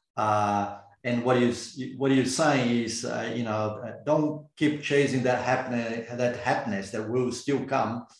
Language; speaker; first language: English; non-native, fluent; Portuguese